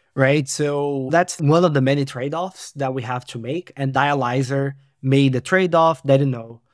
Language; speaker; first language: English; non-native, fluent; Portuguese